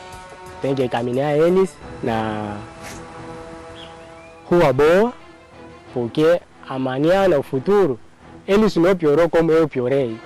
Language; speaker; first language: Portuguese; non-native, learner; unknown